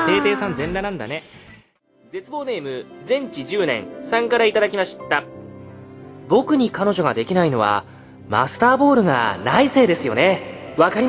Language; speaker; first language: Japanese; native; Japanese